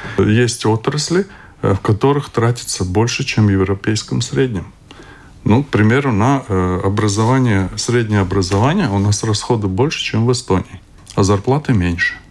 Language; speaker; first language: Russian; non-native, local second language; Latvian